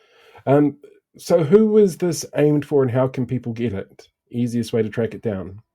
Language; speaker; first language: English; native; English